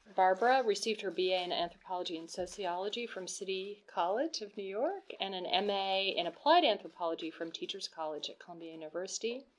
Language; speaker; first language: English; non-native, fluent; Portuguese